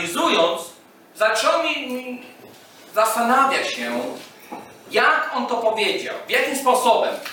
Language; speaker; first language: Polish; non-native, fluent; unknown